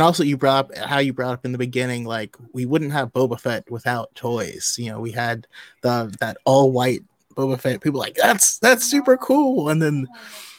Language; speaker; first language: English; native; English